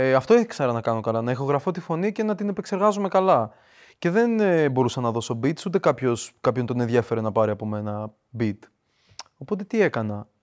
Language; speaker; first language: Greek; early bilingual, other home language; Russian